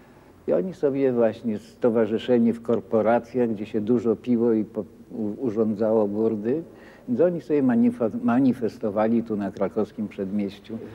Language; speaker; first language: Polish; native; Polish